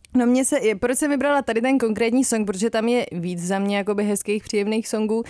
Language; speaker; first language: Czech; native; Czech